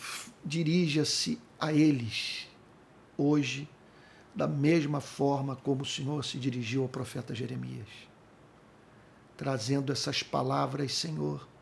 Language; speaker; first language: Portuguese; native; Portuguese